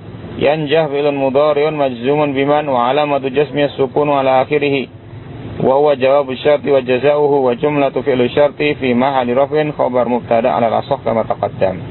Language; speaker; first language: Arabic; non-native, fluent; Indonesian